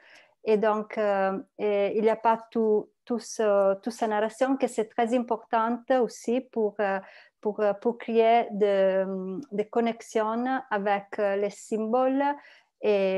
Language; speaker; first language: French; non-native, learner; Italian